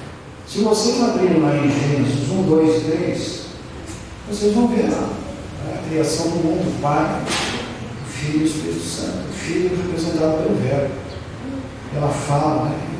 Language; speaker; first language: Portuguese; native; Portuguese